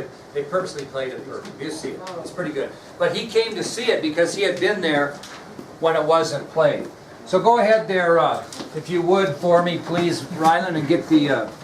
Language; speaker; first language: English; native; English